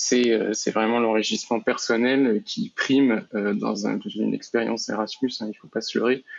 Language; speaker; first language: French; native; French